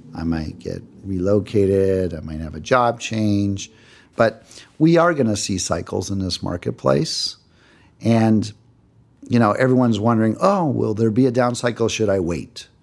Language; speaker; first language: English; native; English